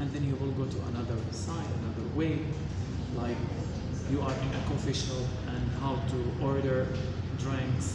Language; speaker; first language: English; non-native, learner; Arabic